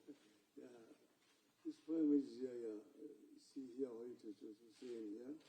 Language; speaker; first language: German; non-native, fluent; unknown